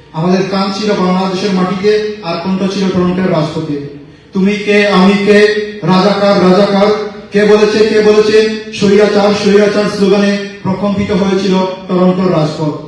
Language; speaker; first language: Bangla; native; Bangla